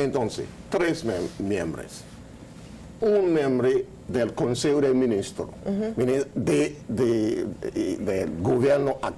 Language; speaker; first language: Spanish; non-native, learner; Haitian Creole